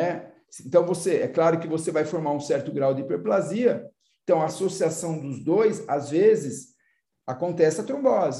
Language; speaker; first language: Portuguese; native; Portuguese